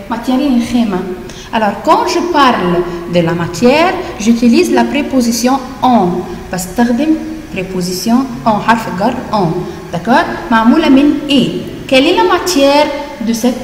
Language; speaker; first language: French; non-native, fluent; Arabic